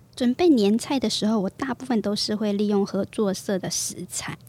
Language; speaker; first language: Chinese; native; Chinese